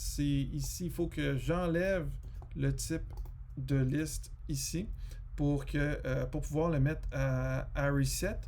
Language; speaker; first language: French; native; French